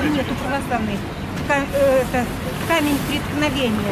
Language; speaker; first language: Russian; native; Russian